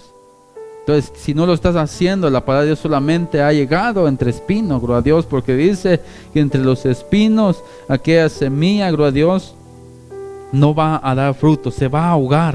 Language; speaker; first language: Spanish; native; Spanish